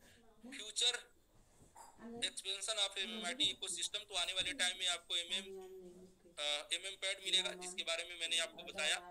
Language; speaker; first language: Hindi; native; Hindi